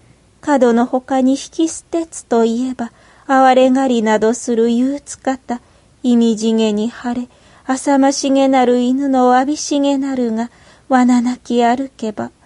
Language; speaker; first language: Japanese; native; Japanese